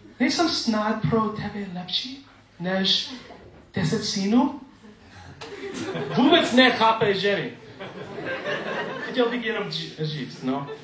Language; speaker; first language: Czech; non-native, learner; English